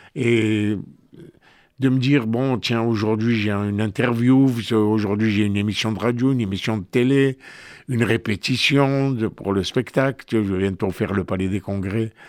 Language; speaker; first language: French; native; French